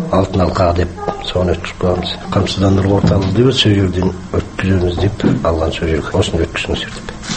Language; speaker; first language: Kazakh; early bilingual, heritage; Kazakh